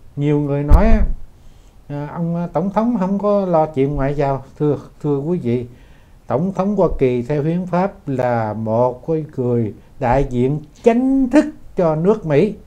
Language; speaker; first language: Vietnamese; native; Vietnamese